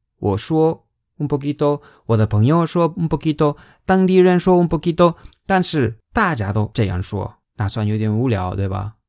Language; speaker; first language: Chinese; non-native, fluent; Spanish